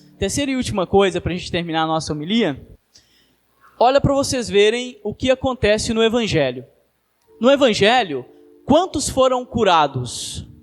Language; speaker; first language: Portuguese; native; Portuguese